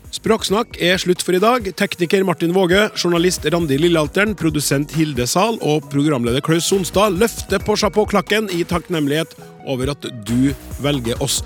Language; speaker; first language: Norwegian; native; Norwegian